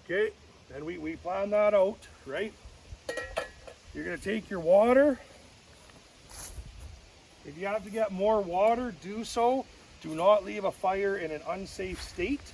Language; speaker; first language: English; native; English